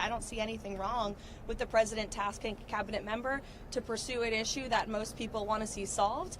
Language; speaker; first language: English; native; English